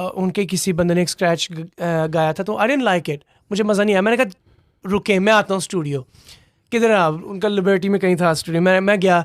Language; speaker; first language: Urdu; non-native, local second language; Punjabi